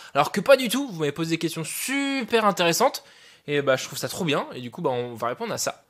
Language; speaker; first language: French; native; French